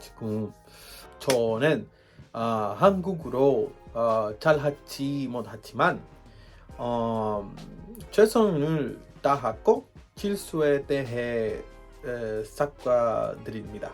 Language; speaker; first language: Korean; non-native, learner; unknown